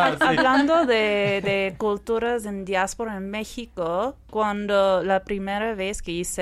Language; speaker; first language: Spanish; non-native, fluent; English